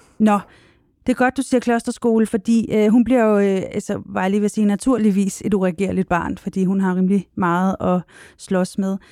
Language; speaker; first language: Danish; native; Danish